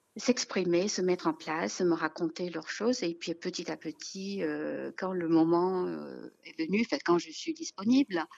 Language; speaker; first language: French; non-native, fluent; Chinese